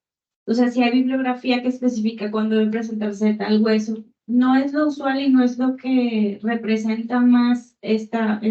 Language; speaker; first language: Spanish; native; Spanish